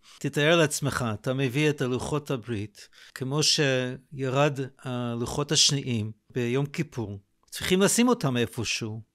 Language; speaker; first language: Hebrew; non-native, fluent; English